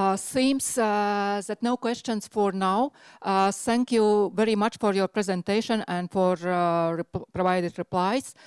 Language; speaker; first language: English; non-native, fluent; Latvian